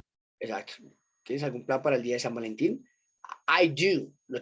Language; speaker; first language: Spanish; native; Spanish